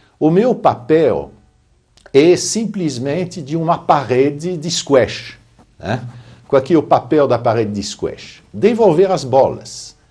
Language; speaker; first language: Portuguese; non-native, fluent; French